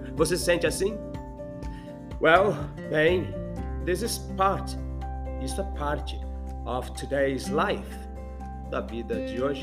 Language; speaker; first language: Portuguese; non-native, fluent; English